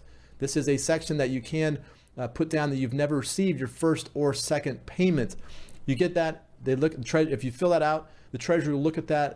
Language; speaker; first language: English; native; English